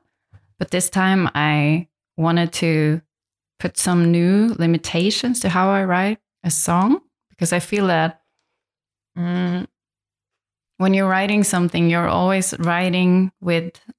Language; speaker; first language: English; non-native, fluent; Norwegian